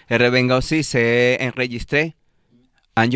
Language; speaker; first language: French; non-native, learner; Spanish